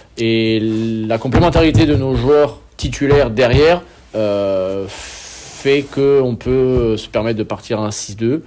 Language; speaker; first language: French; native; French